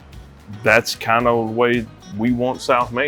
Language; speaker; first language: English; native; English